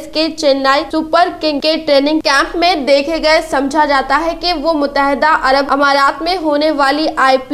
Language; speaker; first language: Urdu; native; Urdu